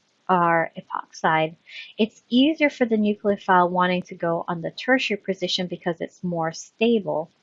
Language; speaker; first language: English; native; English